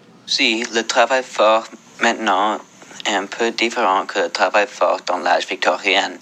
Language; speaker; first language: French; non-native, local second language; English